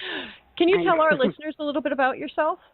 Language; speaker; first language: English; native; English